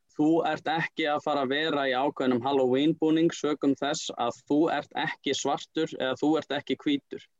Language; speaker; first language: Icelandic; native; Icelandic